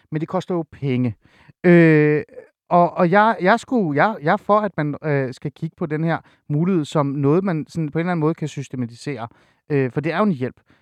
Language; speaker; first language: Danish; early bilingual, other home language; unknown